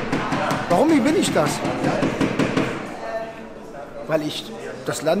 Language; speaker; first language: German; native; German